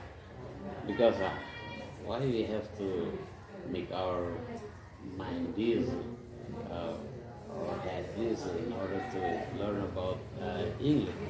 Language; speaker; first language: English; non-native, fluent; Indonesian